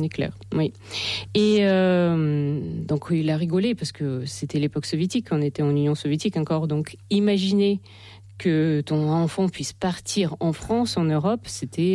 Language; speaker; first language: French; non-native, fluent; Russian